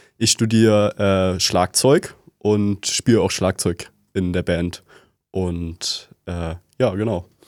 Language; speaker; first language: German; native; German